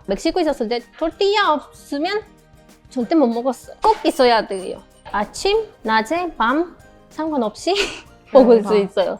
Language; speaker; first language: Korean; non-native, fluent; Spanish